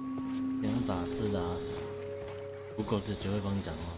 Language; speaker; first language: Chinese; native; Chinese